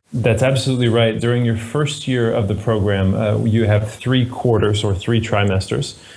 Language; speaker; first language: English; native; English